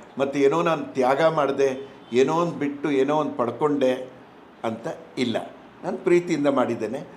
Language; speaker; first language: Kannada; non-native, local second language; Telugu